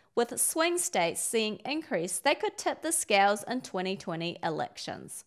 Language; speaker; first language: English; native; English